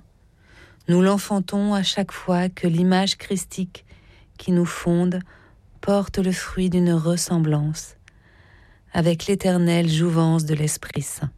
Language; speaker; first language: French; native; French